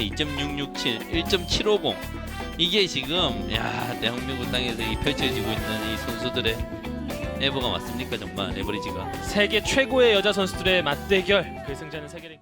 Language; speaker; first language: Korean; native; Korean